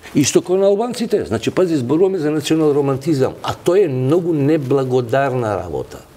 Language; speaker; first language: Macedonian; non-native, local second language; Albanian